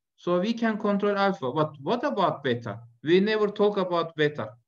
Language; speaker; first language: English; non-native, fluent; Turkish